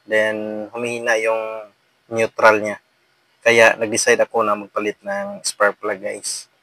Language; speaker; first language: Filipino; non-native, local second language; Cebuano